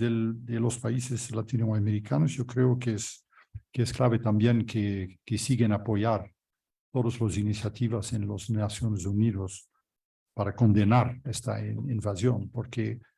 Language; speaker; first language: Spanish; non-native, fluent; Dutch